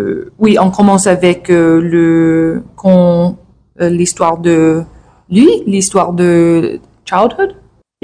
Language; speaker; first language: French; non-native, learner; English